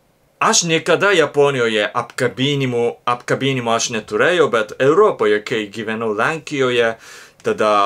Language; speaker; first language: Lithuanian; non-native, learner; Japanese